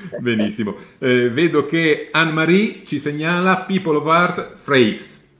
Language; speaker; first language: Italian; native; Italian